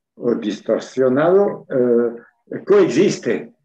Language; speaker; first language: Spanish; non-native, fluent; French